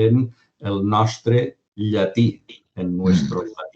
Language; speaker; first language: Spanish; non-native, local second language; Catalan